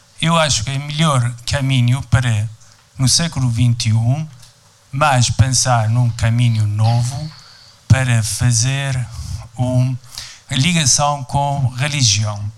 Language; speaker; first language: Portuguese; non-native, fluent; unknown